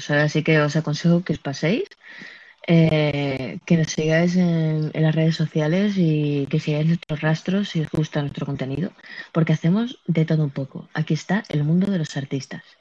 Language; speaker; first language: Spanish; native; Spanish